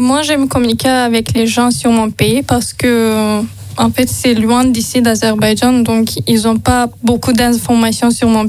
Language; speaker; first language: French; non-native, learner; Azerbaijani